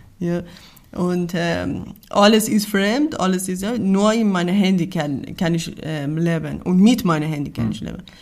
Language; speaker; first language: German; non-native, learner; Persian